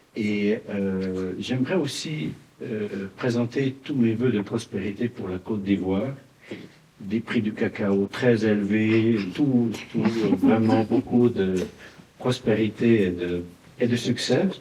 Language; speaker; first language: French; non-native, fluent; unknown